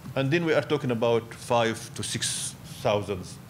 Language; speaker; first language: English; non-native, fluent; Arabic